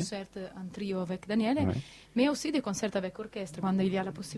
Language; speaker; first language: French; non-native, learner; Italian